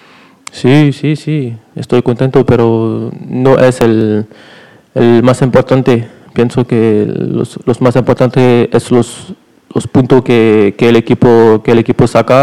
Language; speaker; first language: Spanish; non-native, learner; French